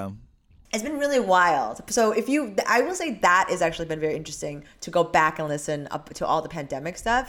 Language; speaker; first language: English; early bilingual, other home language; Korean